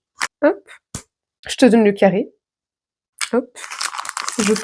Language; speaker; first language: French; native; French